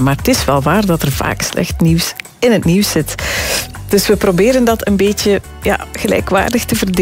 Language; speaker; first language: Dutch; native; Dutch